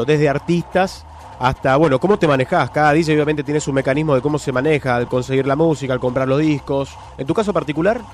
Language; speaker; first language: Spanish; native; Spanish